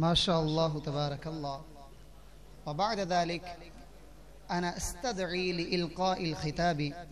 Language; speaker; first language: Arabic; non-native, learner; Urdu